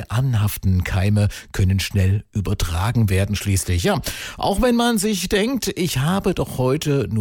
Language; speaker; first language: German; native; German